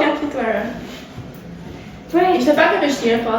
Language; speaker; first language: Albanian; early bilingual, heritage; Albanian